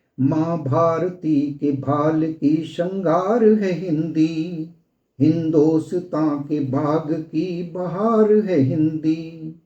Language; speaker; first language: Hindi; native; Hindi